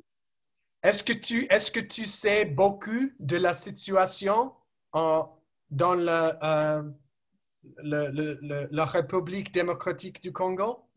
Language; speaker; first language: French; non-native, learner; English